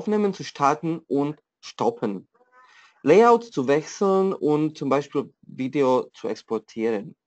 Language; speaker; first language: German; non-native, fluent; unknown